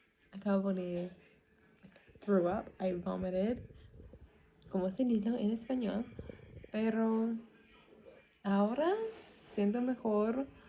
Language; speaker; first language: Spanish; non-native, learner; English